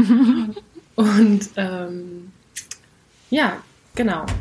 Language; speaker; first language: German; native; German